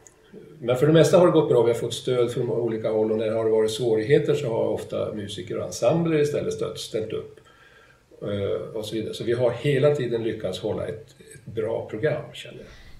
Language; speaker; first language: Swedish; native; Swedish